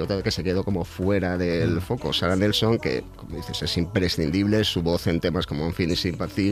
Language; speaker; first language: Spanish; native; Spanish